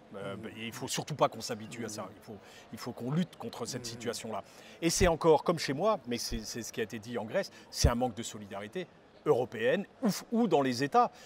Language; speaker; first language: French; native; French